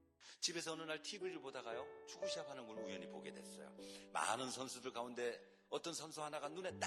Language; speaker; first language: Korean; native; Korean